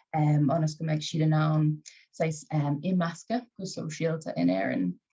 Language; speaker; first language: Irish; native; Irish